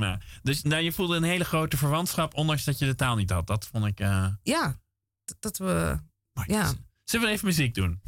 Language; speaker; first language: Dutch; native; Dutch